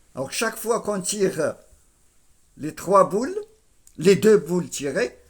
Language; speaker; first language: French; non-native, local second language; Arabic